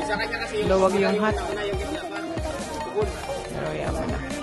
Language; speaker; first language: Filipino; native; Filipino